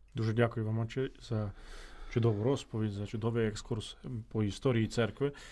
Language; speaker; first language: Ukrainian; native; Ukrainian